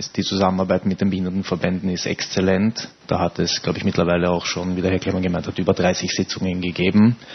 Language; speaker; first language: German; native; German